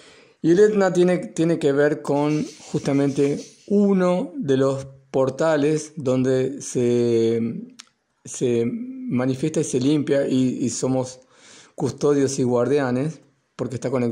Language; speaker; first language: Spanish; native; Spanish